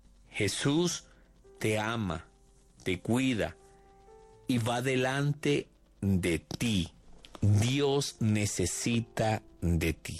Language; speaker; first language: Spanish; native; Spanish